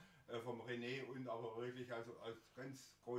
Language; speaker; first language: German; native; German